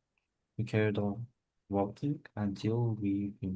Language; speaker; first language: English; non-native, learner; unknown